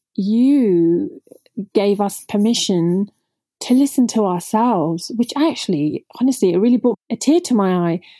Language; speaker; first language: English; non-native, local second language; Punjabi